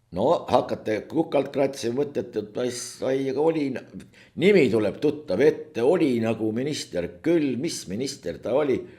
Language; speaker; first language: Estonian; native; Estonian